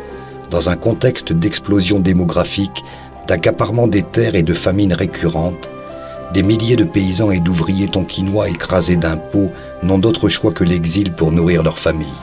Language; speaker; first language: French; native; French